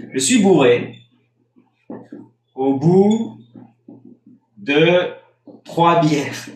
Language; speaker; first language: French; non-native, fluent; Spanish